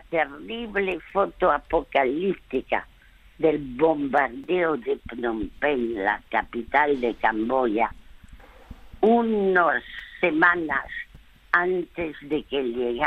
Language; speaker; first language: Spanish; early bilingual, other home language; French